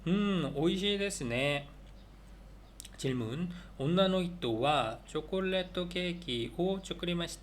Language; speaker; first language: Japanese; non-native, learner; Korean